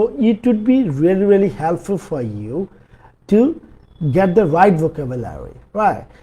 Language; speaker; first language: English; non-native, local second language; Bangla